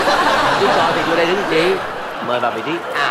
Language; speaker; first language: Vietnamese; native; Vietnamese